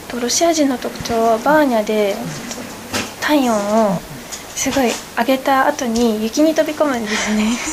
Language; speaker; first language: Japanese; early bilingual, other home language; Russian